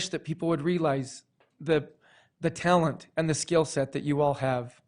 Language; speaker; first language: English; non-native, fluent; Spanish